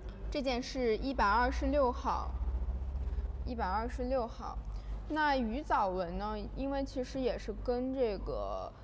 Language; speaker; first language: Chinese; native; Chinese